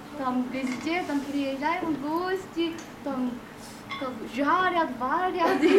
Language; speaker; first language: Russian; non-native, learner; Korean